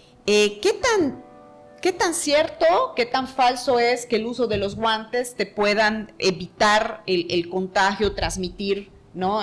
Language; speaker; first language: Spanish; native; Spanish